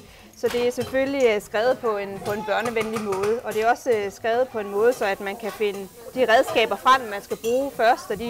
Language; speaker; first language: Danish; native; Danish